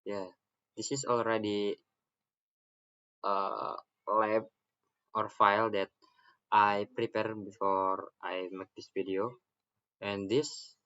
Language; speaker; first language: English; non-native, learner; Indonesian